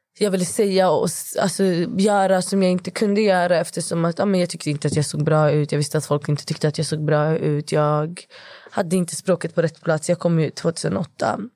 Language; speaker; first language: Swedish; early bilingual, other home language; Kurdish